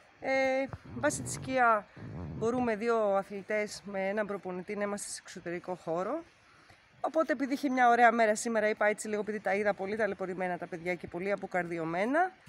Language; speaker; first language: Greek; native; Greek